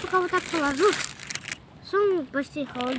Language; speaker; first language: Russian; native; Russian